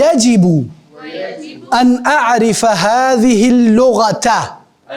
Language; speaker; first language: Arabic; non-native, fluent; Urdu